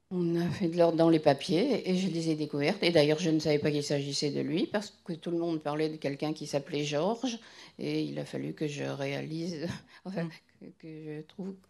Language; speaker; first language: French; native; French